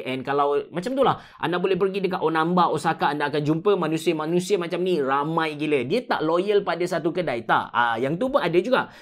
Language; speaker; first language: Malay; native; Malay